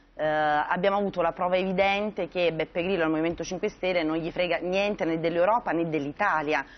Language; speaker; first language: Italian; native; Italian